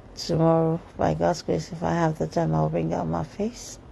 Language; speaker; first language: English; non-native, local second language; Yoruba